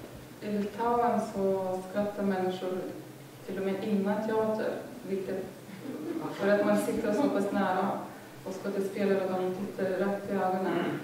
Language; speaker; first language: Swedish; non-native, fluent; Lithuanian